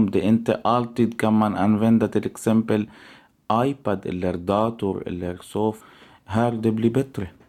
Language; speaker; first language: Swedish; non-native, learner; Arabic